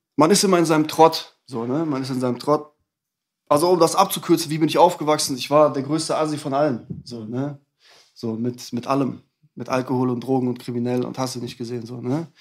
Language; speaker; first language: German; native; German